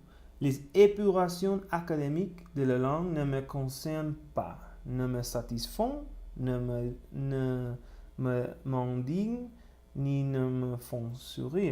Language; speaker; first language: French; non-native, learner; Spanish